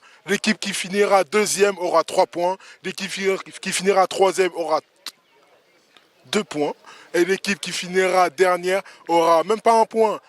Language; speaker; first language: French; native; French